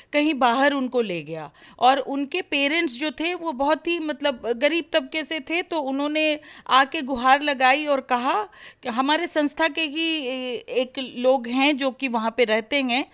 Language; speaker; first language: Hindi; native; Hindi